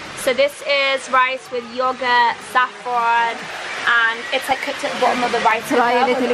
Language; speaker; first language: English; early bilingual, other home language; Persian